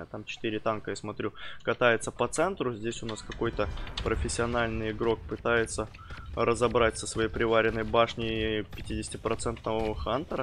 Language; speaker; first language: Russian; native; Russian